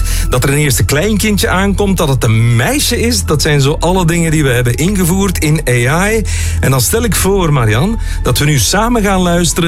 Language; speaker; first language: Dutch; native; Dutch